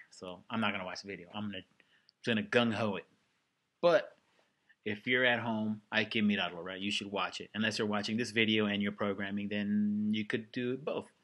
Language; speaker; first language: English; early bilingual, other home language; Spanish